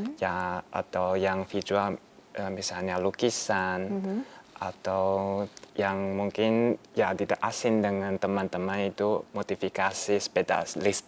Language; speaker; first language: Indonesian; non-native, fluent; Chinese